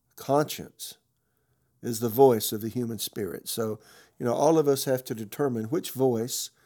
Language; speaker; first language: English; native; English